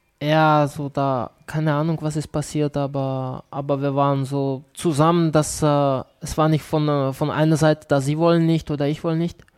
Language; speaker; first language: German; non-native, learner; Czech